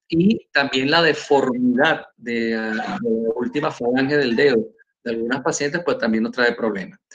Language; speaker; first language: Spanish; native; Spanish